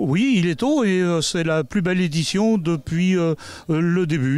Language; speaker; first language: French; native; French